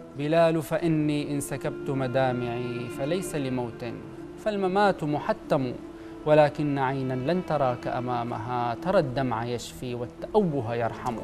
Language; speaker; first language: Arabic; native; Arabic